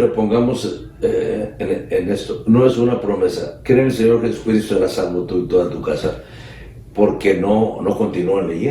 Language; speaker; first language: Spanish; native; Spanish